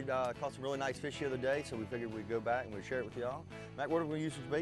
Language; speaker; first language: English; native; English